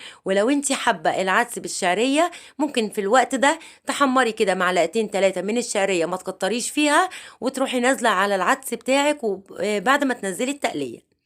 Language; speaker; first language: Arabic; native; Arabic